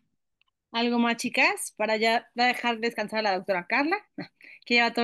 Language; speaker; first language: Spanish; native; Spanish